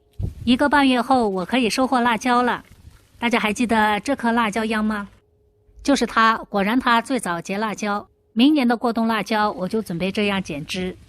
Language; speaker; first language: Chinese; native; Chinese